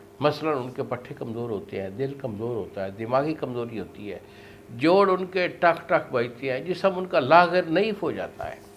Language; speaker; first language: Urdu; non-native, local second language; Punjabi